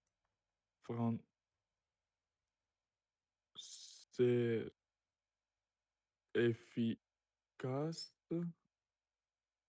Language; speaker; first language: French; non-native, learner; Russian